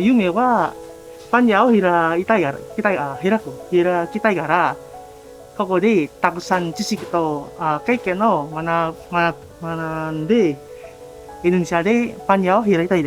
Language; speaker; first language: Japanese; non-native, learner; Indonesian